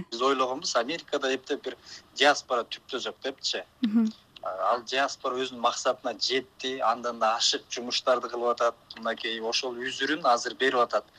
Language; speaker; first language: Kyrgyz; native; Kyrgyz